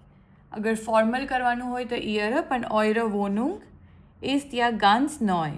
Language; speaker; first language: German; non-native, fluent; Gujarati